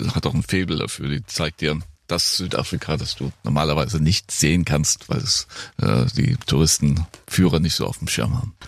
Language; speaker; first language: German; native; German